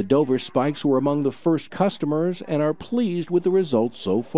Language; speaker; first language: English; native; English